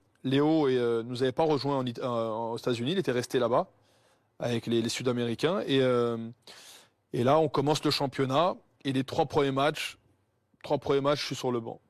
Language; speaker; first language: French; native; French